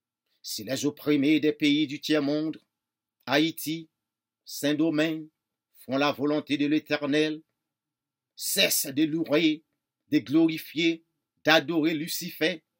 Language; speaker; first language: French; non-native, local second language; Haitian Creole